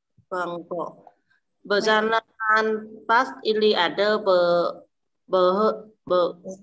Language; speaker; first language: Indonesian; non-native, learner; Vietnamese